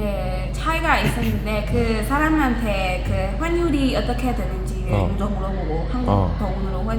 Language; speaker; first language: Korean; non-native, learner; Burmese